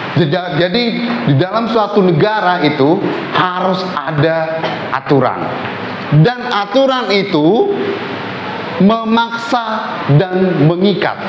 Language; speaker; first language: Indonesian; native; Indonesian